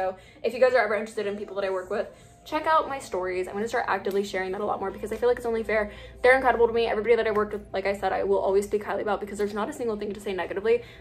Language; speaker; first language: English; early bilingual, other home language; Spanish